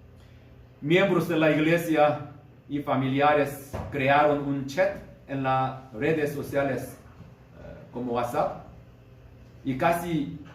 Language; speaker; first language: Spanish; non-native, learner; Korean